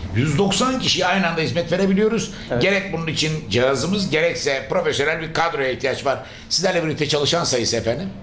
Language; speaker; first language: Turkish; native; Turkish